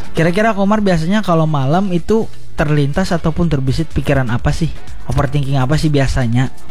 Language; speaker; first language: Indonesian; native; Indonesian